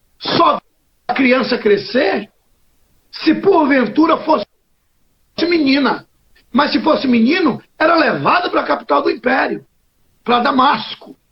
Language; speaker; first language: Portuguese; native; Portuguese